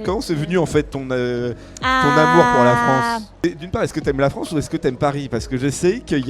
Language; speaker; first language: French; native; French